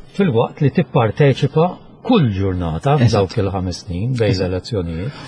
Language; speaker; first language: Maltese; native; Maltese